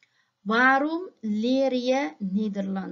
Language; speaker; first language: Dutch; non-native, fluent; Uyghur